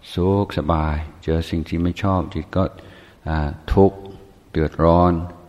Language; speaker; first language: Thai; non-native, fluent; English